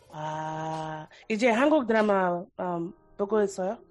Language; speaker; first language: Korean; non-native, learner; Yoruba